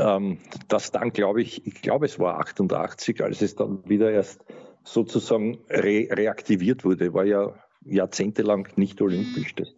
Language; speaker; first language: German; native; German